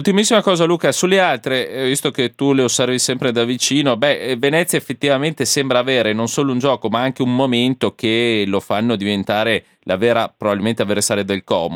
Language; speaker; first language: Italian; native; Italian